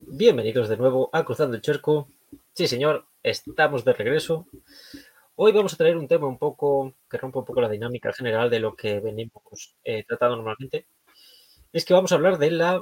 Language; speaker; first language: Spanish; native; Spanish